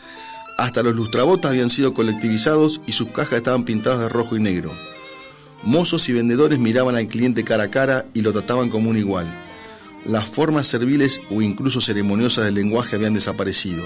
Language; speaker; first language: Spanish; native; Spanish